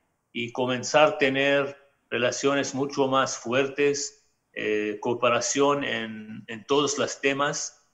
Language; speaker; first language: Spanish; non-native, fluent; Arabic